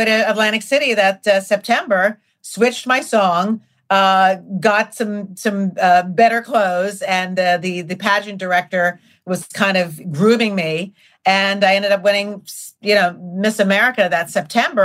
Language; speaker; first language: English; native; English